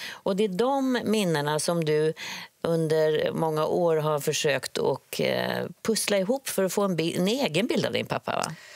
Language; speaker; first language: Swedish; native; Swedish